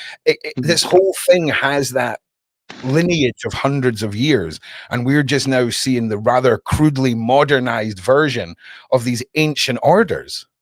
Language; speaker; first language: English; native; English